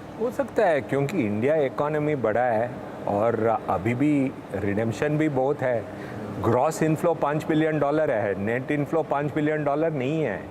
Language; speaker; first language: Hindi; non-native, local second language; Tamil